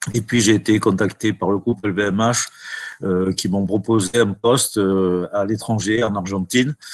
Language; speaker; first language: French; native; French